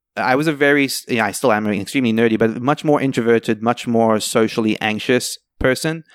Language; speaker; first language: English; native; English